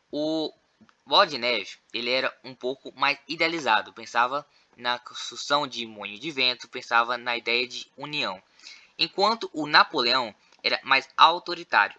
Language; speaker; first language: Portuguese; native; Portuguese